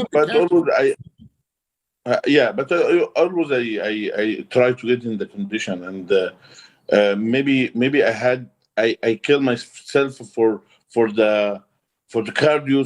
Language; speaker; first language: English; non-native, learner; Arabic